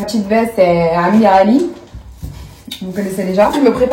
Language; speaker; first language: French; native; French